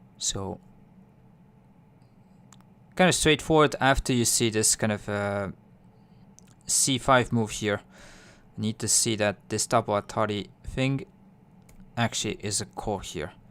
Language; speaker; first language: English; non-native, fluent; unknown